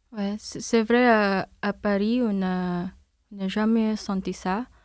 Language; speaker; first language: French; non-native, fluent; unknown